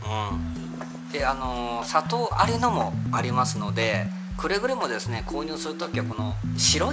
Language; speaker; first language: Japanese; native; Japanese